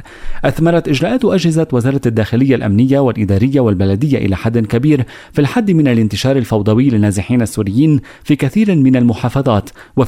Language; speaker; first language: Arabic; native; Arabic